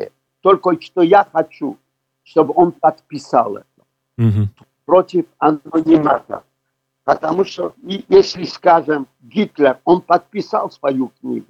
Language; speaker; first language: Russian; non-native, learner; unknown